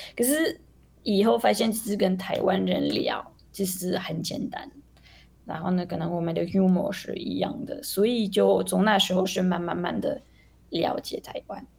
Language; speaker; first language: Chinese; non-native, fluent; French